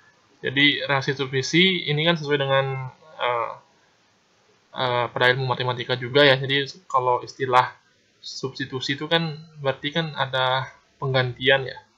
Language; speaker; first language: Indonesian; native; Indonesian